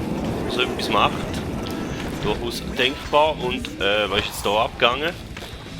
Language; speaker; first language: German; native; German